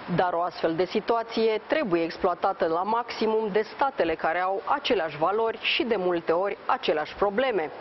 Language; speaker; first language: Romanian; native; Romanian